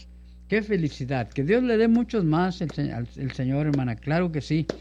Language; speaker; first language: Spanish; native; Spanish